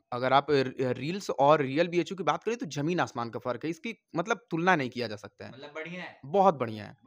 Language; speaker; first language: Hindi; native; Hindi